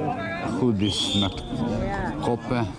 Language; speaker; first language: Dutch; non-native, learner; Croatian